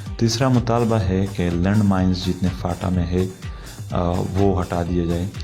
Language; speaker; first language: Urdu; non-native, local second language; Pashto